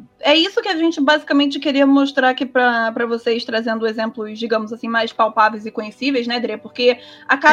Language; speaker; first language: Portuguese; native; Portuguese